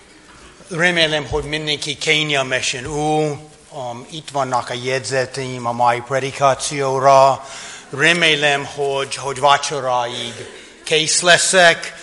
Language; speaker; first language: Hungarian; non-native, fluent; English